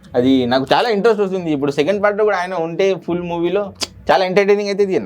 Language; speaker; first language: Telugu; non-native, local second language; Urdu